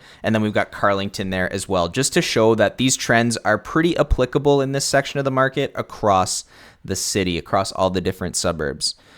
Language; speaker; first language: English; native; English